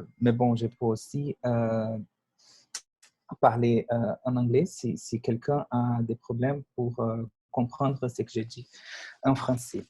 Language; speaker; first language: French; non-native, fluent; Portuguese